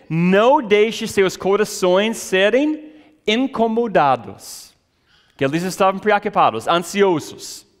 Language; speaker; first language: Portuguese; non-native, fluent; English